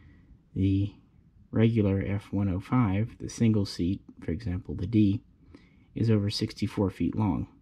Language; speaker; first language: English; native; English